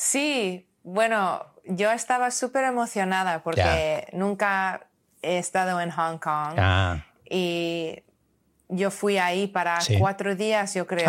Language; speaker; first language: Spanish; non-native, learner; English